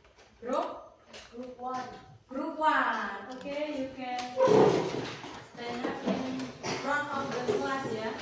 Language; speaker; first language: English; non-native, learner; Indonesian